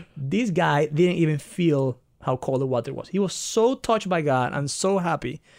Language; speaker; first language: English; non-native, fluent; Spanish